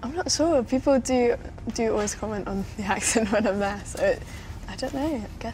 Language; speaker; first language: English; native; English